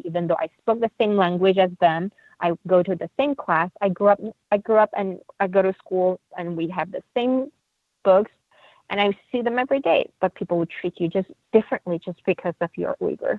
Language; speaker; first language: English; non-native, fluent; Uyghur